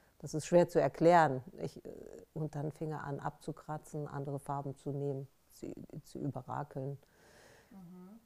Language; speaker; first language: German; native; German